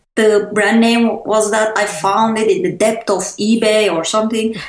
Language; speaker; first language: English; non-native, fluent; Turkish